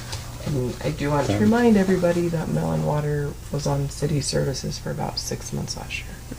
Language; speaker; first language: English; native; English